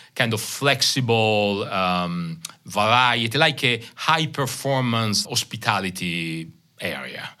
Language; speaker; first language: English; non-native, fluent; Italian